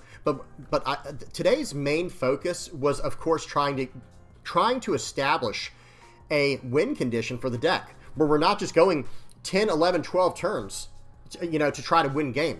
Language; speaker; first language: English; native; English